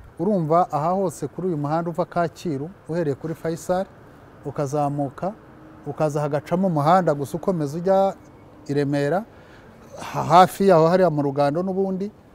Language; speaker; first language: Kinyarwanda; early bilingual, heritage; Kinyarwanda